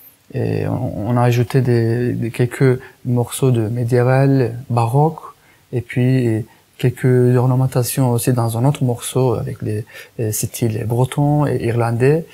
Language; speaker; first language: French; non-native, fluent; Kurdish